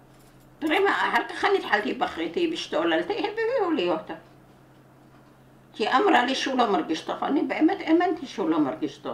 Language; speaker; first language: Hebrew; non-native, learner; Arabic